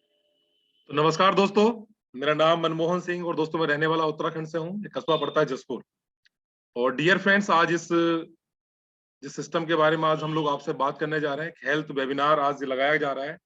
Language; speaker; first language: Hindi; native; Hindi